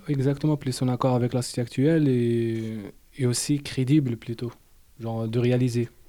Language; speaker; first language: French; non-native, local second language; Arabic